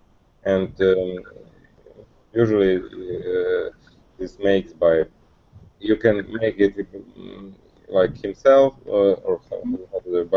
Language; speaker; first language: English; non-native, learner; Russian